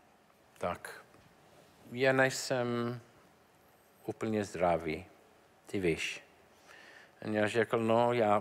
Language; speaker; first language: Czech; non-native, learner; English